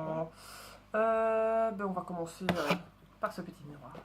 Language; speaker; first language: French; native; French